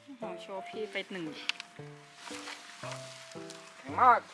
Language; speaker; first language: Thai; native; Thai